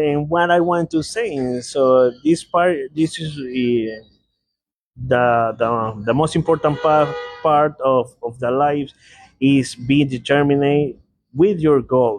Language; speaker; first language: English; non-native, learner; Spanish